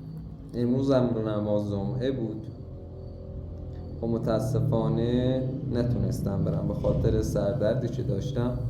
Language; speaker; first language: Persian; native; Persian